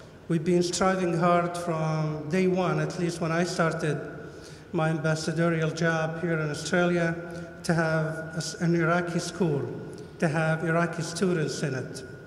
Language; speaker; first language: English; non-native, fluent; Arabic